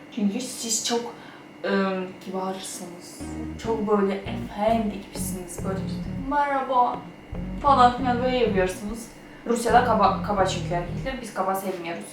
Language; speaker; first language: Turkish; non-native, fluent; Ukrainian